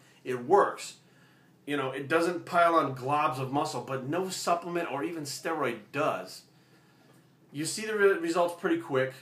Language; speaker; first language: English; native; English